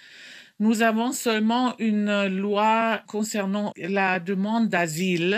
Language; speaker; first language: French; non-native, fluent; German